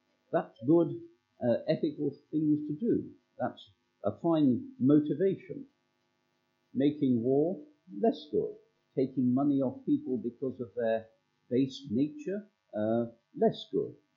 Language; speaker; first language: English; native; English